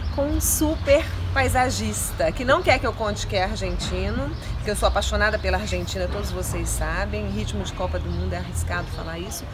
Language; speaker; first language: Portuguese; native; Portuguese